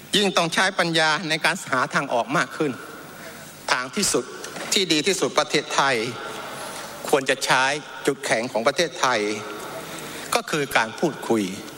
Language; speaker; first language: Thai; non-native, local second language; Malay